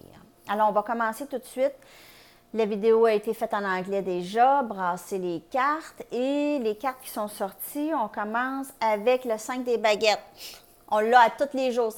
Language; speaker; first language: French; native; French